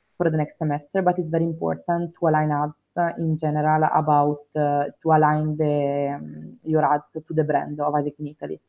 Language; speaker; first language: English; non-native, fluent; Italian